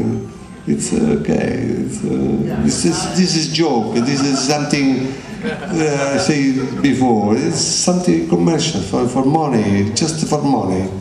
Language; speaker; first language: English; non-native, learner; Italian